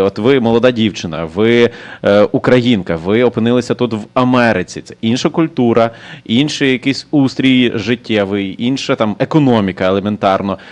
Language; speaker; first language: Ukrainian; native; Ukrainian